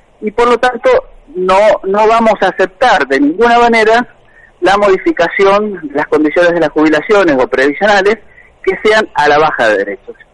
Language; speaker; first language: Spanish; native; Spanish